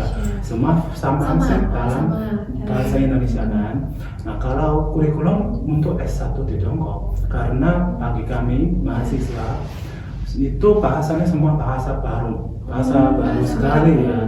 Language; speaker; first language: Indonesian; non-native, fluent; Chinese